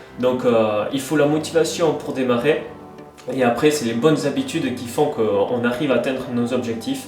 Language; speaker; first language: French; native; French